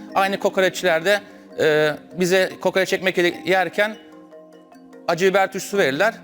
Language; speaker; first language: Turkish; native; Turkish